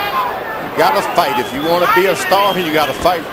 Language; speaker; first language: English; native; English